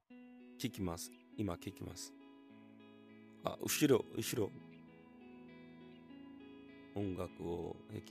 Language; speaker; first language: Japanese; non-native, learner; English